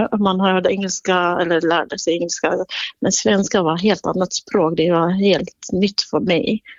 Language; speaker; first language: Swedish; non-native, fluent; Kurdish